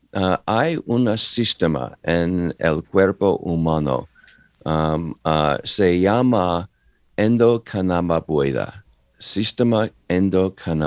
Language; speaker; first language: Spanish; non-native, learner; English